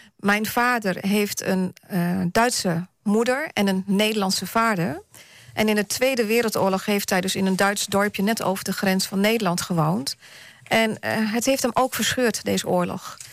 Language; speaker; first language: Dutch; native; Dutch